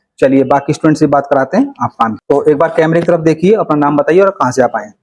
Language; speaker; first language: Hindi; native; Hindi